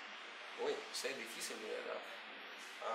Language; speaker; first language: Spanish; non-native, learner; Russian